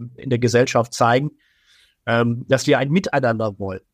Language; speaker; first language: German; early bilingual, other home language; Persian